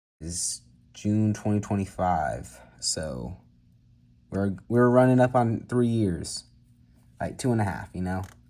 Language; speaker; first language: English; native; English